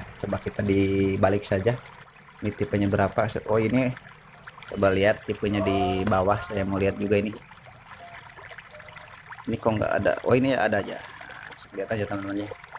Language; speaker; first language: Indonesian; non-native, local second language; Sundanese